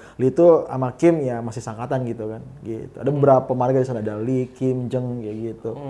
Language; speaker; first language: Indonesian; non-native, fluent; Korean